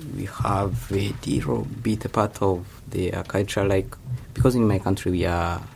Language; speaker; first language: English; non-native, local second language; Kinyarwanda